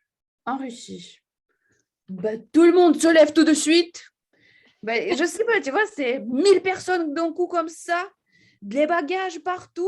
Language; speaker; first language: French; non-native, fluent; Russian